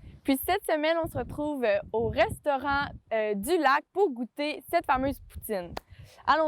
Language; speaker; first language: French; native; French